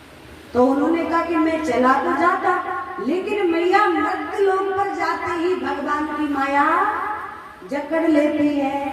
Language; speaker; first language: Hindi; native; Hindi